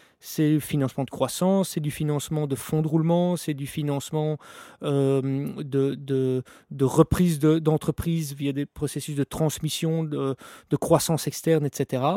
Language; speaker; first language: French; native; French